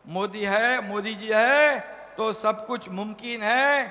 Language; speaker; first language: Hindi; non-native, local second language; Marathi